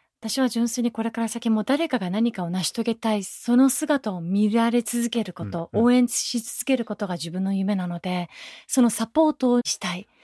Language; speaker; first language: Japanese; early bilingual, other home language; Persian